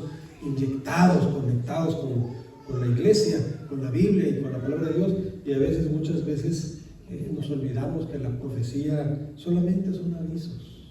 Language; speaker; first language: Spanish; native; Spanish